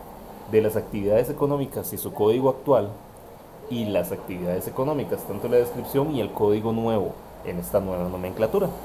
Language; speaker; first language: Spanish; native; Spanish